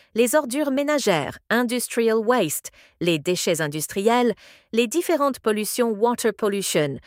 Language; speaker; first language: French; native; French